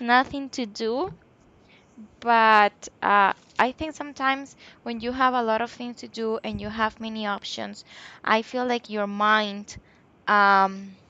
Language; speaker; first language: English; non-native, local second language; Spanish